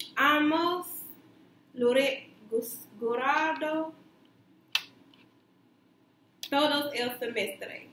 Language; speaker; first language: Spanish; non-native, learner; English